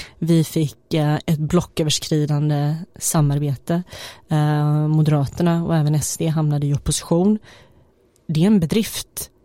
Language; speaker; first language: Swedish; early bilingual, other home language; Bosnian